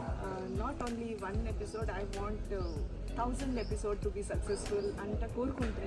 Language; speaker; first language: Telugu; non-native, learner; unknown